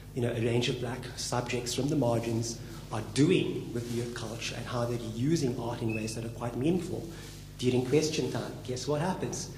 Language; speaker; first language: English; native; English